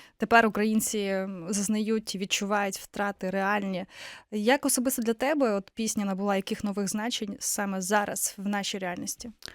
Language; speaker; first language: Ukrainian; native; Ukrainian